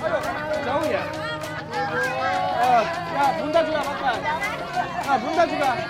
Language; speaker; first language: Indonesian; non-native, fluent; Korean